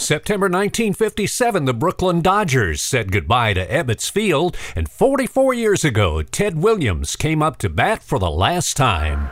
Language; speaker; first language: English; native; English